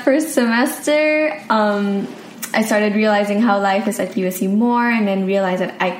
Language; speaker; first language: English; non-native, local second language; Filipino